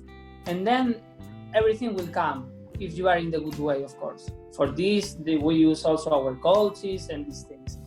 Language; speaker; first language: English; non-native, fluent; Spanish